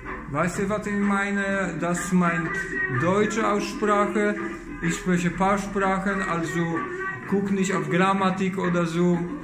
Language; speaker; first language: German; non-native, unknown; Polish